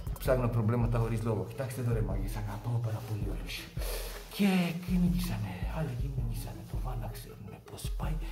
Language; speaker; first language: Greek; non-native, fluent; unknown